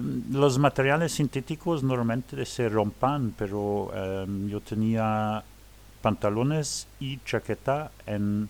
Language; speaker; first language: Spanish; non-native, learner; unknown